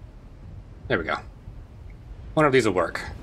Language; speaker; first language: English; native; English